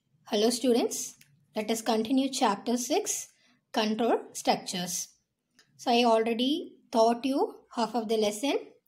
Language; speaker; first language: English; non-native, local second language; Tamil